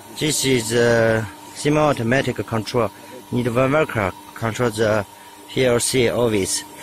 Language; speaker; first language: English; non-native, learner; Chinese